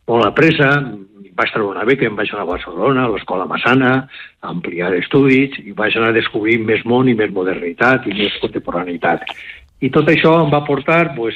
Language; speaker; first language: Catalan; native; Catalan